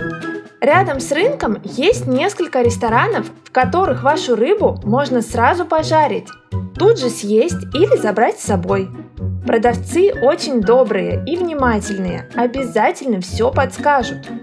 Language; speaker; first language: Russian; native; Russian